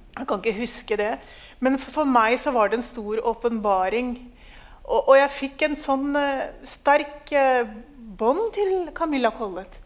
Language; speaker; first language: Norwegian; early bilingual, other home language; Urdu